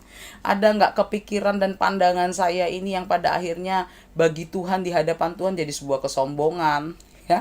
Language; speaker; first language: Indonesian; native; Indonesian